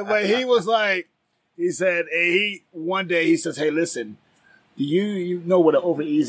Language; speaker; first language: English; native; English